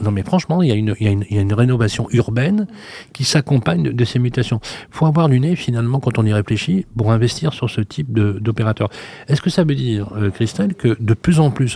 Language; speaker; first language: French; native; French